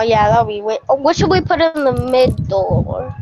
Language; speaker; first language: English; native; English